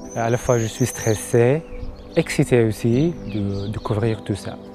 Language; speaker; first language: French; non-native, learner; Arabic